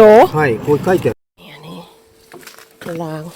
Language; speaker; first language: Japanese; non-native, learner; Thai